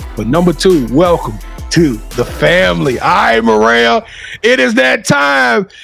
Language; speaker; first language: English; native; English